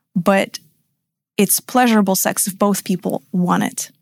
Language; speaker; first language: English; non-native, fluent; Russian